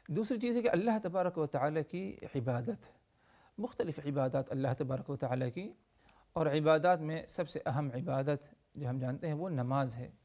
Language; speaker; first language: Urdu; native; Urdu